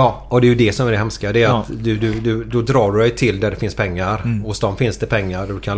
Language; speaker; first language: Swedish; native; Swedish